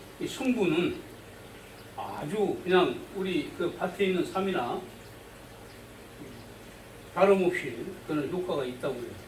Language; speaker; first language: Korean; native; Korean